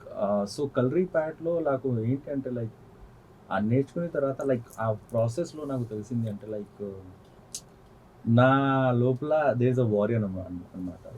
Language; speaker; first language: Telugu; non-native, local second language; Hindi